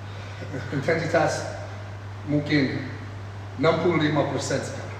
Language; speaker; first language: Indonesian; non-native, fluent; English